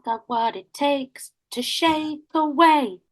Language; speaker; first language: English; native; English